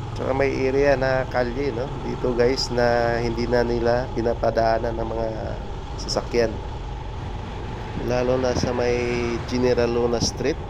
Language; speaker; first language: Filipino; native; Filipino